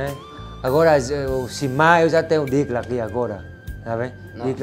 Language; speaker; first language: Portuguese; non-native, learner; Vietnamese